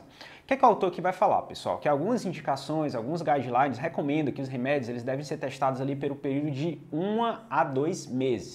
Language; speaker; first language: Portuguese; native; Portuguese